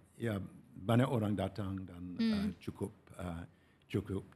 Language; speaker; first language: Indonesian; non-native, fluent; English